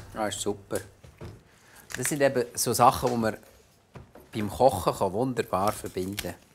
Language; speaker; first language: German; native; German